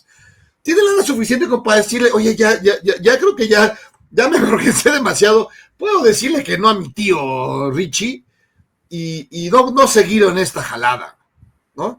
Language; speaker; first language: Spanish; native; Spanish